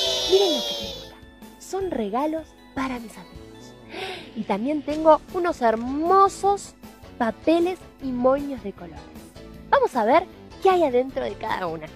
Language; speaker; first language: Spanish; native; Spanish